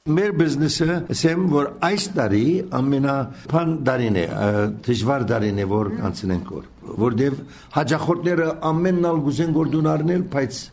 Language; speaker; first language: Armenian; early bilingual, heritage; Armenian